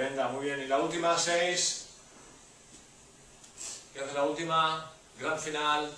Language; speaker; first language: Spanish; non-native, learner; English